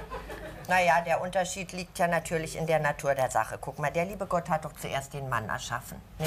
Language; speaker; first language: German; native; German